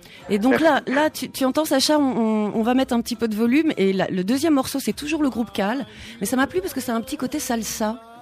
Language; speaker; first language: French; native; French